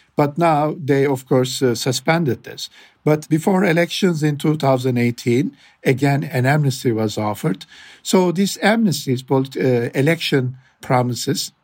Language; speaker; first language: English; non-native, fluent; Turkish